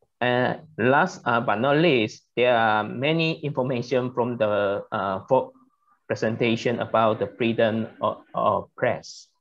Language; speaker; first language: English; non-native, learner; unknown